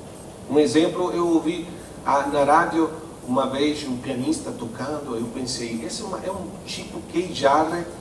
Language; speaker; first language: Portuguese; non-native, fluent; Italian